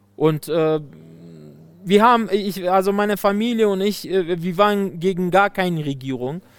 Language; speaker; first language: German; non-native, fluent; Persian